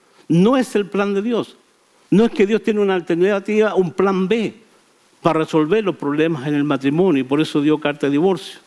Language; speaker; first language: Spanish; native; Spanish